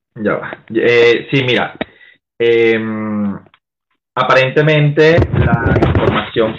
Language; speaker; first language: Spanish; native; Spanish